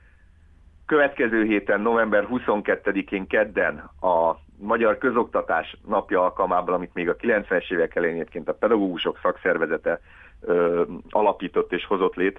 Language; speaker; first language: Hungarian; native; Hungarian